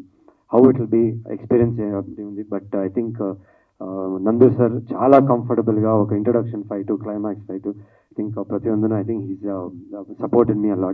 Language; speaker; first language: Telugu; non-native, learner; Kannada